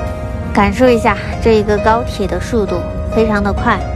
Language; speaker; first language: Chinese; native; Chinese